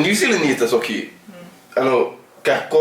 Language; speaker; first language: Japanese; non-native, fluent; English